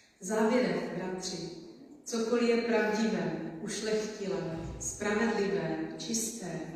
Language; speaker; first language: Czech; non-native, learner; English